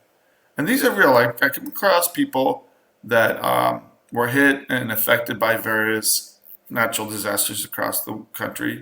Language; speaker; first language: English; native; English